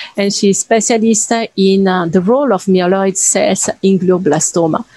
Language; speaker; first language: English; non-native, fluent; Italian